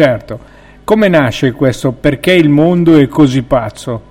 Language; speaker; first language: Italian; native; Italian